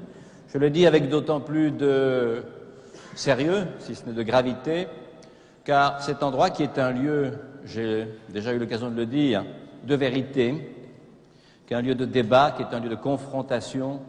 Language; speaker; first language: French; native; French